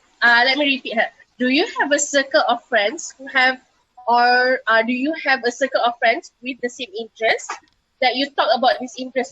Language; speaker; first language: English; non-native, local second language; Malay